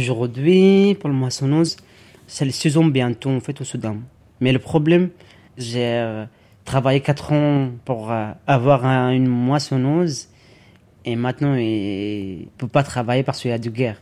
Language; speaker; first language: French; non-native, learner; Arabic